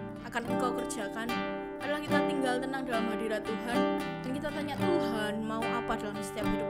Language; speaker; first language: Indonesian; native; Indonesian